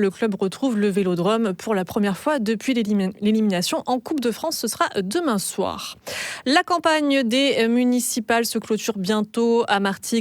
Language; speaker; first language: French; native; French